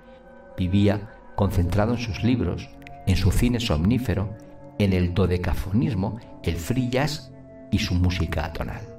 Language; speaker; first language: Spanish; native; Spanish